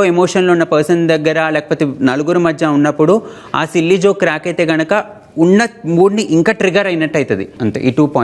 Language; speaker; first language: Telugu; native; Telugu